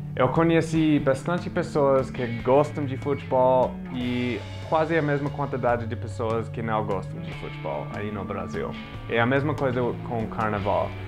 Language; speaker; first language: Portuguese; non-native, fluent; English